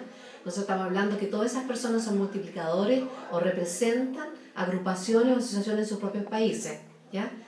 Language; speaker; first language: Spanish; native; Spanish